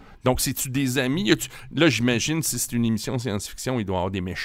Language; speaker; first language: French; native; French